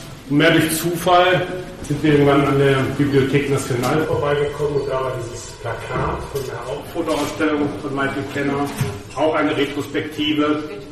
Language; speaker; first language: German; native; German